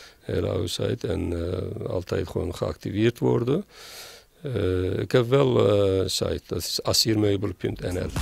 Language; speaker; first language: Dutch; non-native, learner; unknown